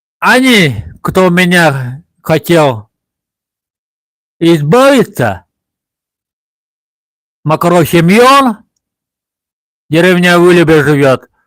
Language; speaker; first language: Russian; non-native, local second language; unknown